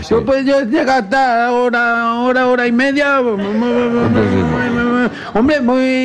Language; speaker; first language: Spanish; native; Spanish